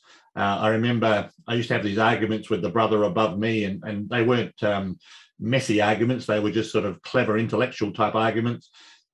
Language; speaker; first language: English; native; English